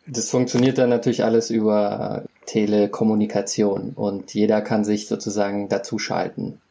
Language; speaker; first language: German; native; German